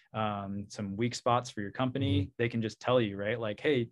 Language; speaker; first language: English; native; English